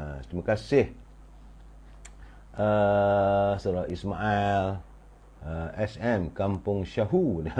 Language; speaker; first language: Malay; native; Malay